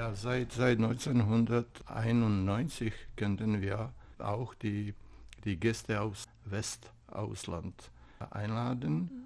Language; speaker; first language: German; non-native, fluent; Czech